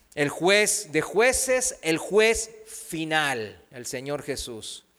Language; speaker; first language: Spanish; non-native, fluent; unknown